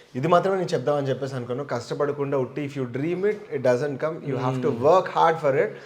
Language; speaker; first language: Telugu; native; Telugu